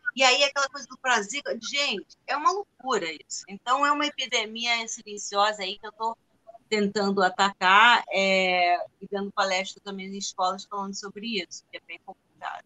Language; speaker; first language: Portuguese; non-native, fluent; Spanish